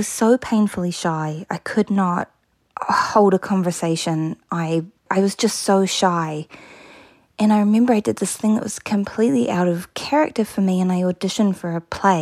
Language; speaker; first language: English; native; English